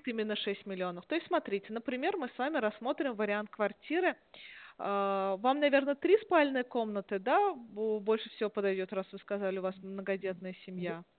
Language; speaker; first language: Russian; native; Russian